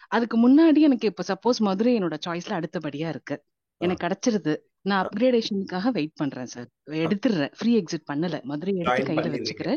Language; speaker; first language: Tamil; native; Tamil